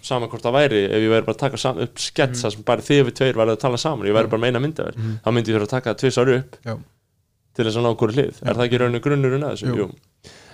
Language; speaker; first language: Icelandic; early bilingual, other home language; Portuguese